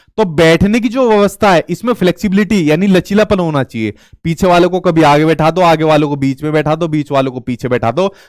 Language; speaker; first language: Hindi; native; Hindi